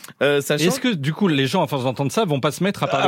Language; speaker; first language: French; native; French